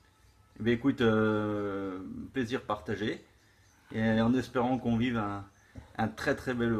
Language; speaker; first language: French; native; French